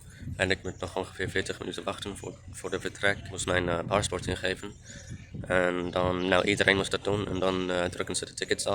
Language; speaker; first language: Dutch; non-native, learner; English